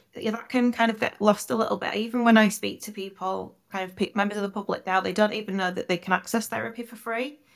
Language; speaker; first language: English; native; English